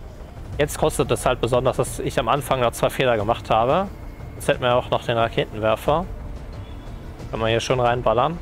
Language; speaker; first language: German; native; German